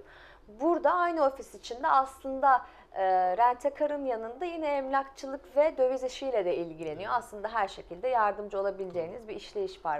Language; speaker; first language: Turkish; native; Turkish